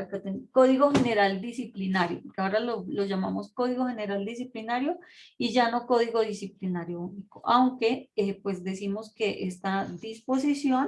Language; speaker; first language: Spanish; native; Spanish